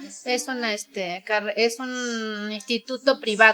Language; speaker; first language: Spanish; native; Spanish